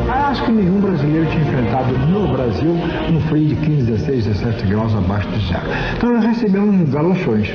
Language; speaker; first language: Portuguese; native; Portuguese